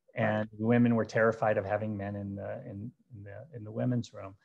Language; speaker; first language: English; native; English